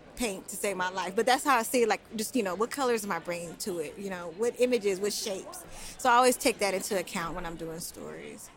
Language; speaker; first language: English; native; English